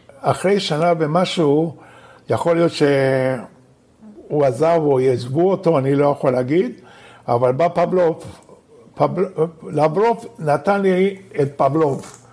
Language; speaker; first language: Hebrew; non-native, fluent; Spanish